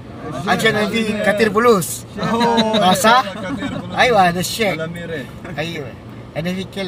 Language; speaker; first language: Arabic; non-native, learner; Filipino